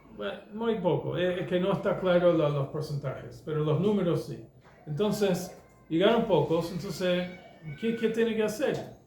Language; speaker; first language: Spanish; non-native, fluent; English